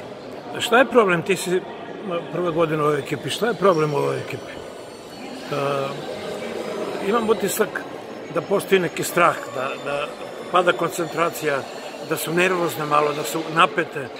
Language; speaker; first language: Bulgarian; non-native, learner; Serbian